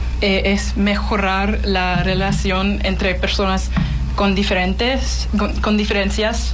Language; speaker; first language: Spanish; non-native, learner; English